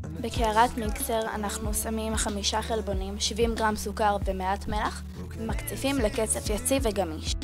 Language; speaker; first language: Hebrew; native; Hebrew